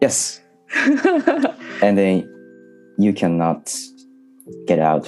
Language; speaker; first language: English; non-native, learner; Japanese